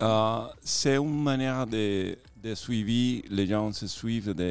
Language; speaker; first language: French; non-native, fluent; Spanish